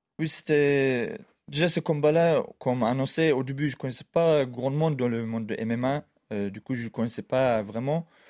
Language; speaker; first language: French; native; French